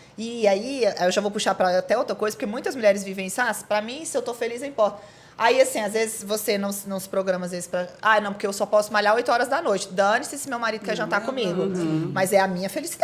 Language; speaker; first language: Portuguese; native; Portuguese